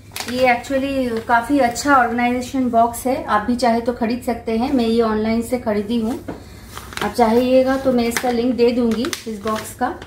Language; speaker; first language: Hindi; non-native, local second language; Bangla